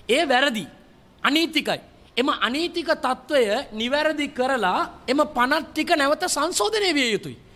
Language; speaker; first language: Sinhala; non-native, local second language; Tamil